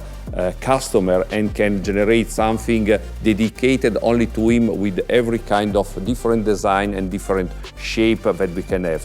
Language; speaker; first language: English; non-native, fluent; Italian